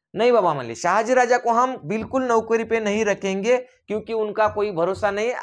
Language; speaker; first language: Hindi; non-native, local second language; Marathi